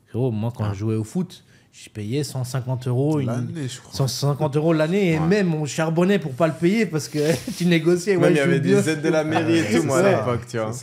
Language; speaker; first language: French; native; French